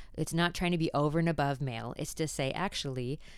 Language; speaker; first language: English; native; English